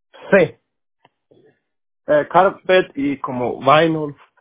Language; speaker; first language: Spanish; native; Spanish